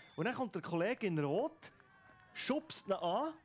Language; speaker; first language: German; native; German